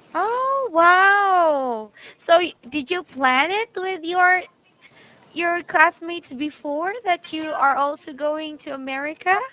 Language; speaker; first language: English; non-native, fluent; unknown